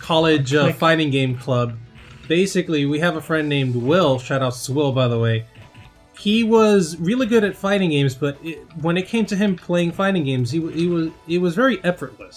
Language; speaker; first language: English; native; English